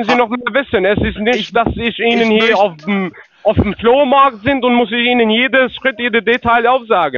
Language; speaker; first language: German; non-native, learner; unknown